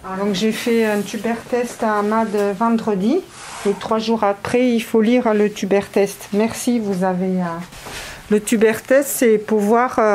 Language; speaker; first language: French; native; French